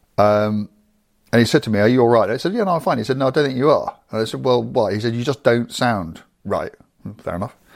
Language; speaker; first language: English; native; English